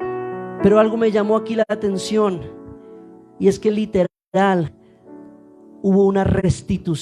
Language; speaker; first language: Spanish; native; Spanish